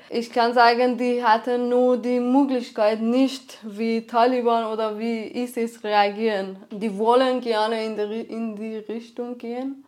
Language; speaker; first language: German; non-native, fluent; Persian